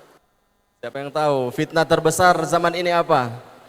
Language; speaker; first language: Indonesian; native; Indonesian